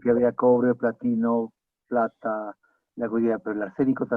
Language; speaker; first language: Spanish; native; Spanish